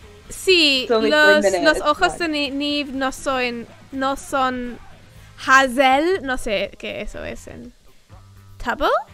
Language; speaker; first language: Spanish; early bilingual, other home language; English